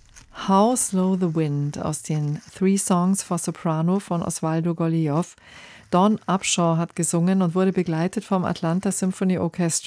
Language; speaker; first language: German; native; German